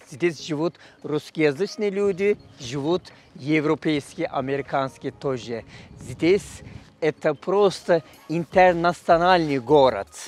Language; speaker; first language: Russian; non-native, learner; Turkish